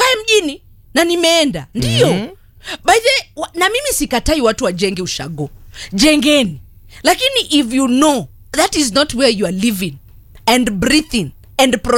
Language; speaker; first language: Swahili; native; Swahili